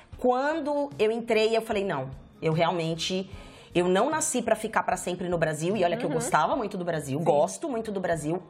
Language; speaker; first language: Portuguese; native; Portuguese